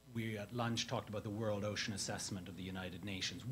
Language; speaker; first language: English; native; English